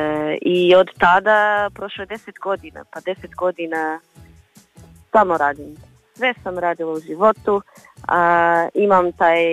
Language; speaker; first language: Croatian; non-native, learner; Portuguese